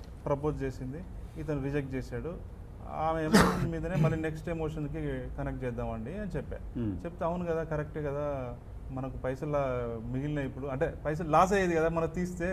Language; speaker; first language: Telugu; native; Telugu